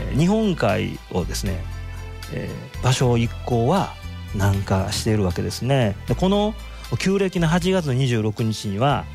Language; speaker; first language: Japanese; native; Japanese